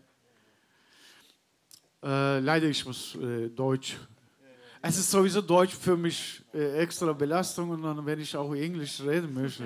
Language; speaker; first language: German; non-native, learner; Turkish